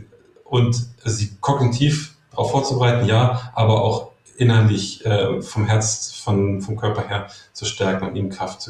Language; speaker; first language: German; native; German